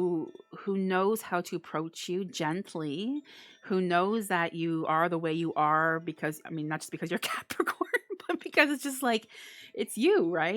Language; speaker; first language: English; native; English